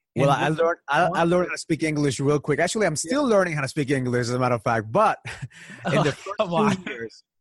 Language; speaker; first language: English; early bilingual, other home language; Spanish